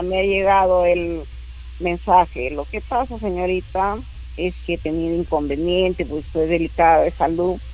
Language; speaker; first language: Spanish; native; Spanish